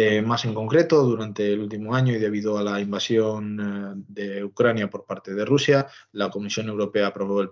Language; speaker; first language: Spanish; native; Spanish